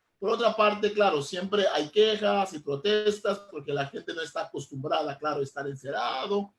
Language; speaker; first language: Spanish; non-native, fluent; Papiamento